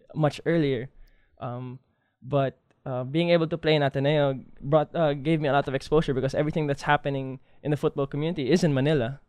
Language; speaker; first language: English; non-native, local second language; Filipino